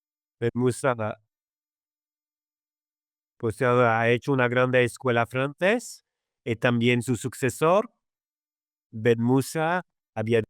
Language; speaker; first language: Spanish; non-native, fluent; Arabic